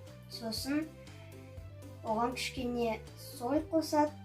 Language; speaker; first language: Kazakh; non-native, local second language; Russian